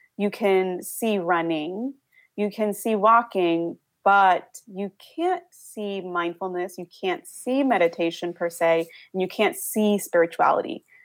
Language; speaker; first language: English; early bilingual, other home language; Spanish